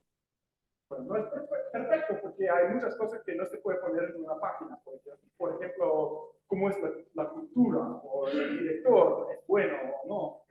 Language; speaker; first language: Spanish; non-native, fluent; English